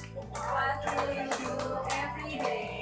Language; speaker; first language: English; non-native, learner; Indonesian